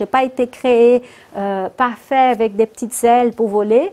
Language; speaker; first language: French; non-native, fluent; Portuguese